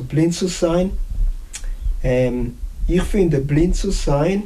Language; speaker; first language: German; early bilingual, other home language; Italian